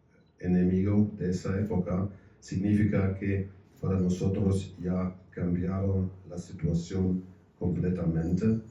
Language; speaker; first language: Spanish; non-native, fluent; German